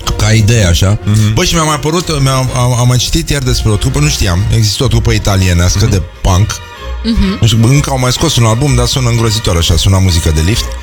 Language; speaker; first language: Romanian; native; Romanian